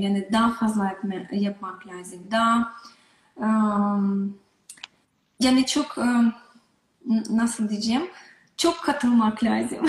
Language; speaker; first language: Turkish; non-native, learner; Russian